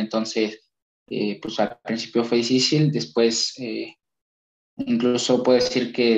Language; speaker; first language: Spanish; native; Spanish